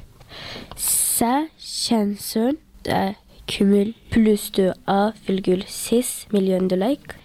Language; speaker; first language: French; early bilingual, other home language; Turkish